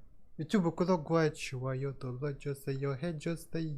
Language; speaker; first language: Korean; non-native, learner; Russian